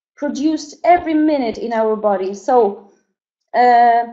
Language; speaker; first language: English; non-native, fluent; Polish